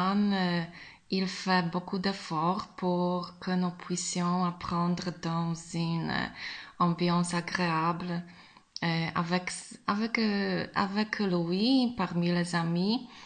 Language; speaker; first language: French; non-native, learner; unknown